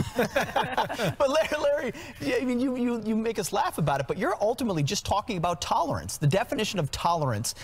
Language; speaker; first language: English; native; English